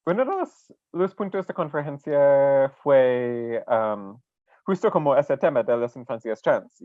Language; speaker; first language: Spanish; non-native, fluent; English